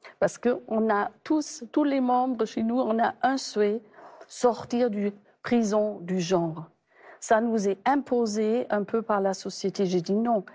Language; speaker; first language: French; non-native, fluent; German